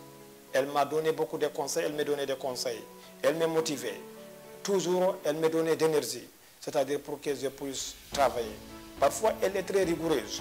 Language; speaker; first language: French; non-native, local second language; Fula